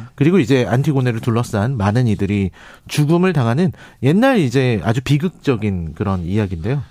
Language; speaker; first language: Korean; native; Korean